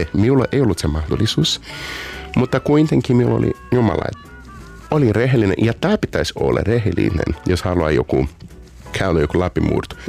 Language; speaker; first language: Finnish; non-native, learner; Portuguese